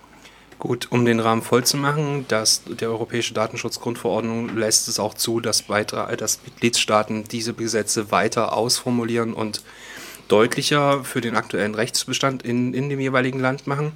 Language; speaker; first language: German; native; German